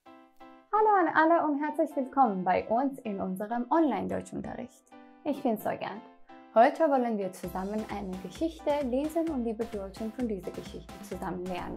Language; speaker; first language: German; non-native, fluent; Persian